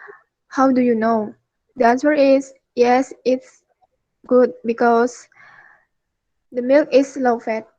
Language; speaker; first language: English; non-native, learner; Indonesian